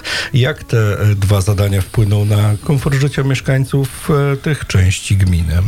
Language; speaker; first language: Polish; native; Polish